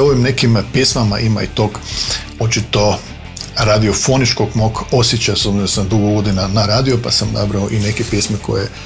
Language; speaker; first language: Croatian; native; Croatian